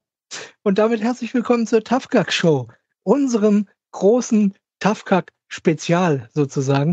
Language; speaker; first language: German; native; German